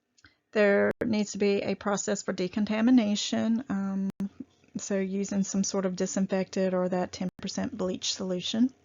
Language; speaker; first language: English; native; English